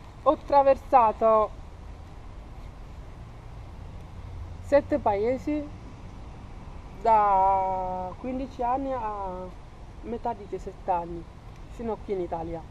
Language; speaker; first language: Italian; non-native, fluent; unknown